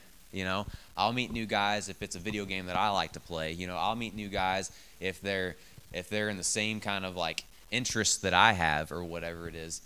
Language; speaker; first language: English; native; English